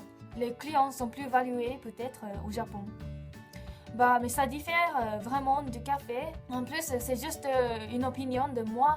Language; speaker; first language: French; non-native, fluent; Japanese